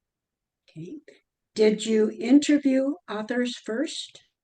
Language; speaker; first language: English; native; English